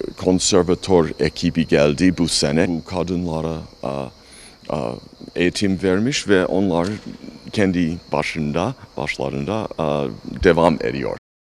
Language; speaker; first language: Turkish; non-native, learner; English